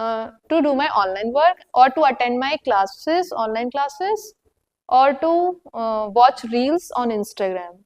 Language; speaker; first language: English; non-native, learner; Hindi